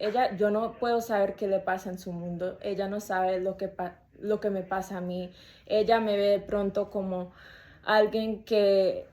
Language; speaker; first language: Spanish; early bilingual, heritage; Spanish